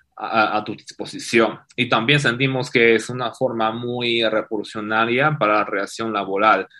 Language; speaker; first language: Spanish; non-native, fluent; Chinese